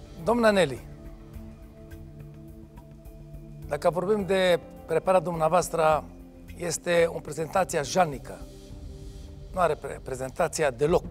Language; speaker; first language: Romanian; non-native, fluent; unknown